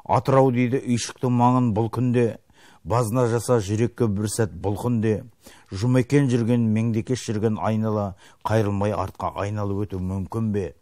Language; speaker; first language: Kazakh; native; Kazakh